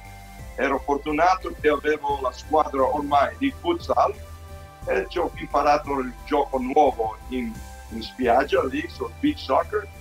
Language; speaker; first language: Italian; early bilingual, heritage; Italian